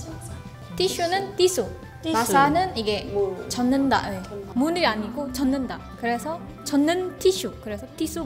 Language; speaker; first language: Korean; non-native, fluent; Indonesian